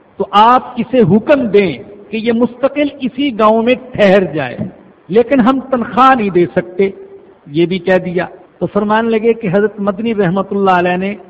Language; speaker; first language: Urdu; non-native, local second language; Punjabi